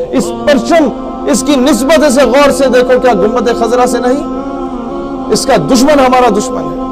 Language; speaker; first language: Urdu; non-native, local second language; Punjabi